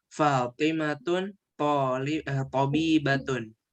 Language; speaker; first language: Arabic; non-native, learner; Indonesian